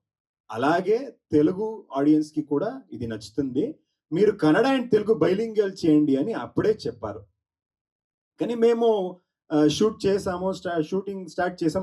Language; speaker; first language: Telugu; non-native, learner; Kannada